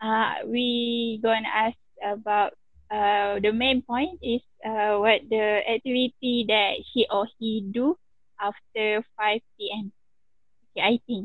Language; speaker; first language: English; non-native, local second language; Malay